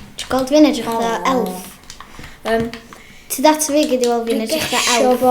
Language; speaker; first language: Welsh; native; Welsh